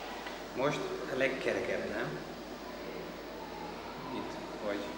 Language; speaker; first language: Hungarian; non-native, learner; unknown